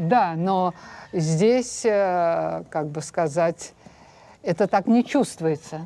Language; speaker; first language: Russian; native; Russian